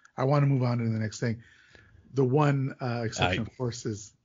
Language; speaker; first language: English; native; English